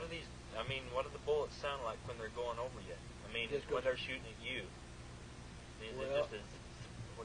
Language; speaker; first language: English; native; English